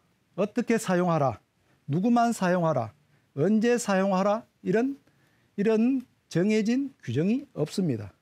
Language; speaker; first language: Korean; native; Korean